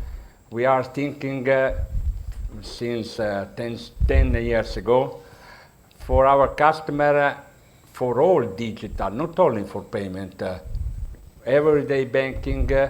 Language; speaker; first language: English; non-native, learner; Italian